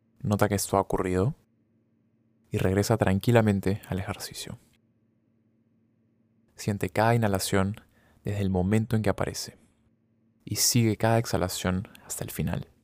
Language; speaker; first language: Spanish; native; Spanish